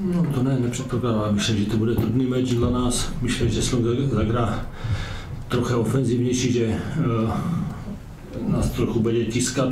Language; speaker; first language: Polish; non-native, learner; Czech